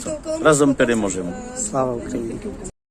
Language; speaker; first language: Ukrainian; non-native, local second language; Russian